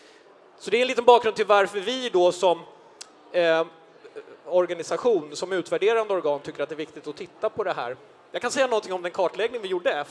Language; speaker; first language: Swedish; native; Swedish